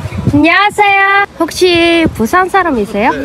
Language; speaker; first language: Korean; non-native, learner; Arabic